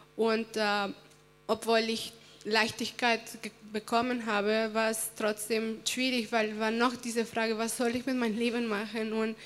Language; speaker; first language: German; early bilingual, other home language; Spanish